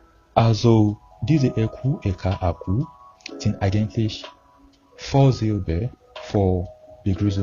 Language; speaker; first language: German; non-native, fluent; Yoruba